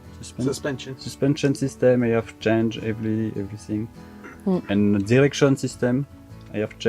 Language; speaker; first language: English; non-native, learner; French